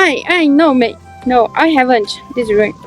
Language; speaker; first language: English; non-native, learner; Chinese